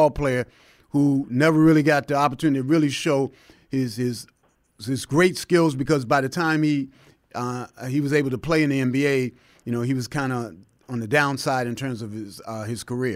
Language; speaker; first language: English; native; English